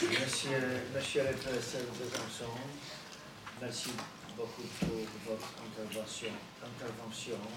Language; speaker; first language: French; non-native, fluent; Polish